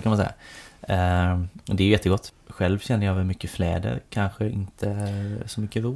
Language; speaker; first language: Swedish; native; Swedish